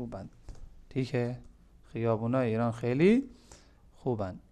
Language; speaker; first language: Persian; non-native, fluent; Urdu